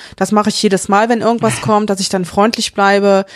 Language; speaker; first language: German; native; German